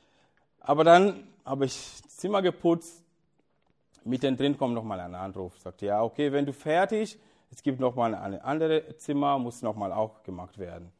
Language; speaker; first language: German; non-native, fluent; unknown